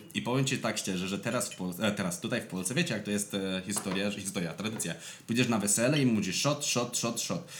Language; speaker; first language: Polish; non-native, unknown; Romanian